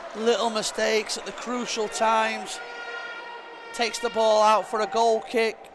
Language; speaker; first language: English; native; English